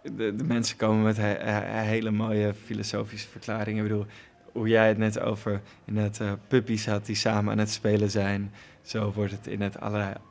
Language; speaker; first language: Dutch; native; Dutch